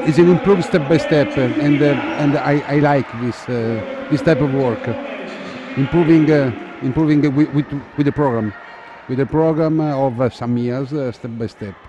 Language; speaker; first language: English; non-native, fluent; Italian